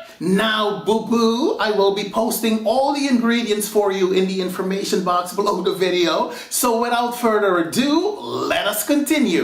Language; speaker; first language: English; non-native, fluent; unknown